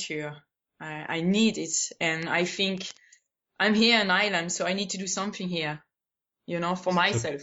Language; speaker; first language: English; non-native, fluent; Spanish